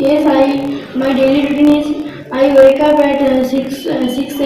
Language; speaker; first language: English; non-native, learner; Bangla